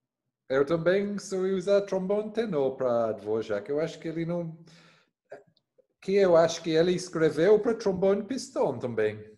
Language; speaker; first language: Portuguese; non-native, learner; English